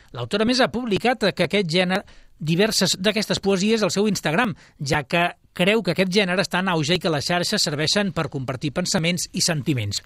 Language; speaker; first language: Catalan; native; Catalan